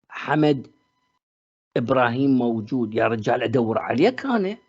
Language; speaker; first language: Arabic; native; Arabic